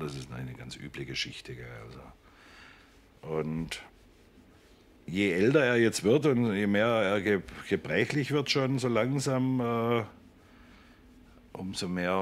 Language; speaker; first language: German; native; German